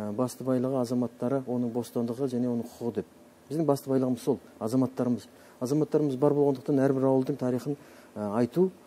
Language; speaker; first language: Kazakh; native; Kazakh